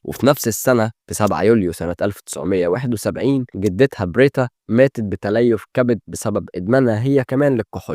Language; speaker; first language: Arabic; native; Arabic